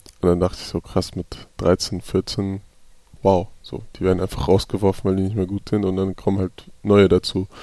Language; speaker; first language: German; native; German